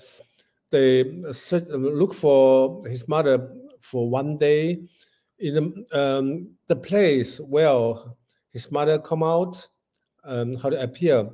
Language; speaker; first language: English; non-native, learner; Chinese